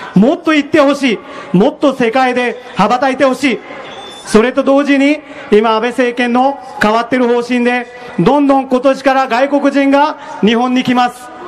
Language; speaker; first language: Japanese; non-native, fluent; Hindi